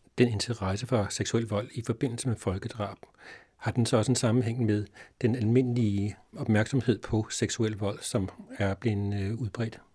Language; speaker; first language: Danish; native; Danish